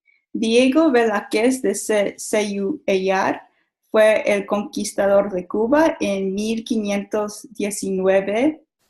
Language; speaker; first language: Spanish; non-native, learner; English